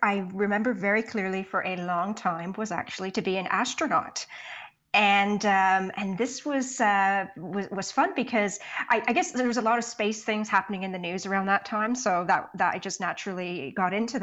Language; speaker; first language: English; native; English